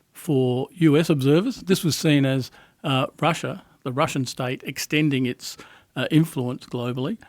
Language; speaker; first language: English; native; English